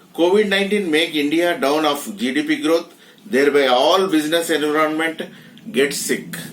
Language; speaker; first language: English; non-native, local second language; Telugu